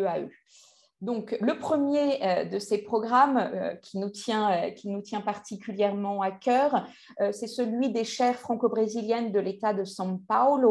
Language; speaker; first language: French; native; French